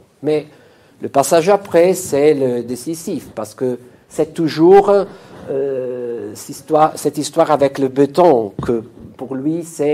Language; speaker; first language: French; non-native, fluent; Italian